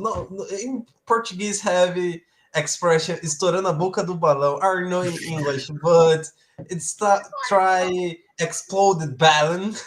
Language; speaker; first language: English; non-native, learner; Portuguese